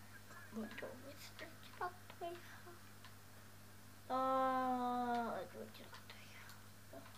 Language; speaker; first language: Polish; early bilingual, heritage; Dutch